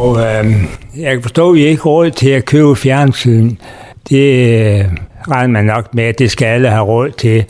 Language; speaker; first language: Danish; native; Danish